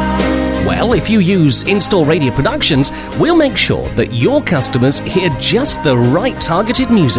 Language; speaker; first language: English; native; English